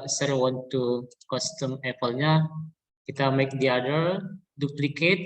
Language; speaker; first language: English; non-native, learner; Indonesian